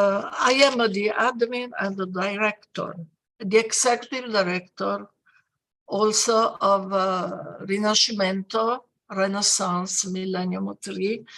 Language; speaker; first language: English; non-native, fluent; Italian